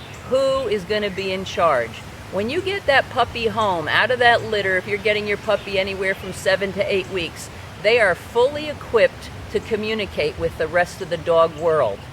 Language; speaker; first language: English; native; English